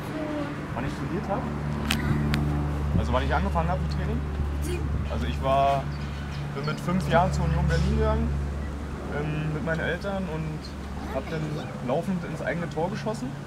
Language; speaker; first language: German; native; German